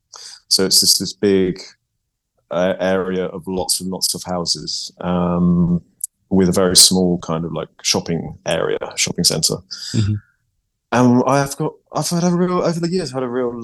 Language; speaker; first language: English; native; English